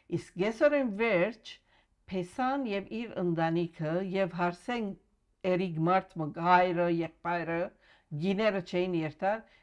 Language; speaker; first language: Armenian; non-native, local second language; Arabic